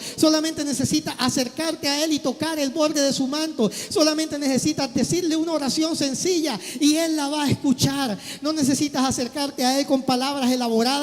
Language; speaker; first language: Spanish; native; Spanish